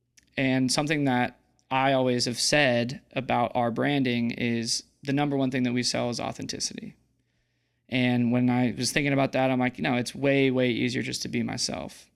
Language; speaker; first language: English; native; English